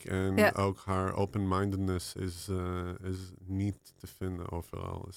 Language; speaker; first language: Dutch; non-native, fluent; Hebrew